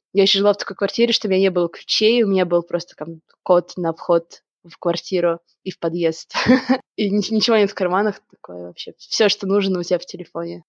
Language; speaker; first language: Russian; native; Russian